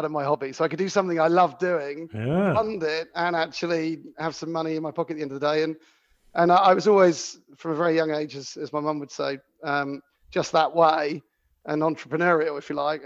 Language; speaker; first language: English; native; English